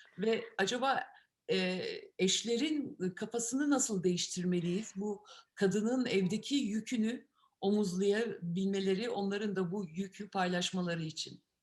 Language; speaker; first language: Turkish; native; Turkish